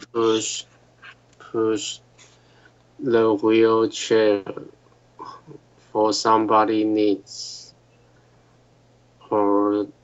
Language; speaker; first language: English; non-native, learner; Chinese